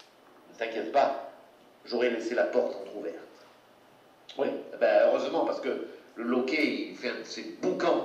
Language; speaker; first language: French; native; French